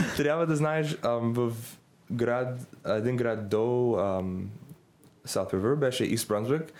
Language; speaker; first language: Bulgarian; non-native, learner; English